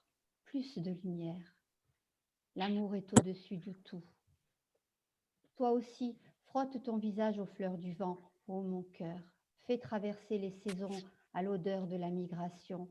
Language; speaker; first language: French; native; French